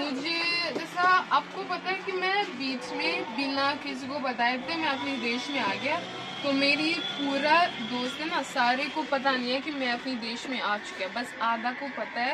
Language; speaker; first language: Hindi; non-native, learner; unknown